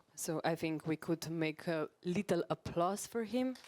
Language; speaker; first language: English; non-native, fluent; Slovenian